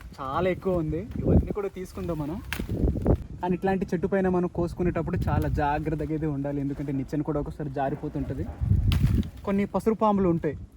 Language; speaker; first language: Telugu; non-native, local second language; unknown